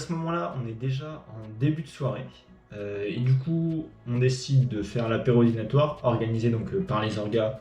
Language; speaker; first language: French; native; French